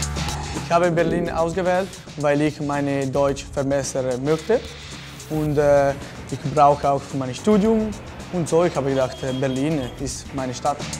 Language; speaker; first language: German; non-native, fluent; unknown